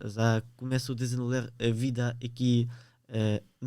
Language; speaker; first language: Portuguese; early bilingual, other home language; Ukrainian